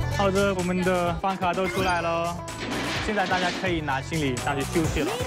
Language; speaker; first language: Chinese; non-native, fluent; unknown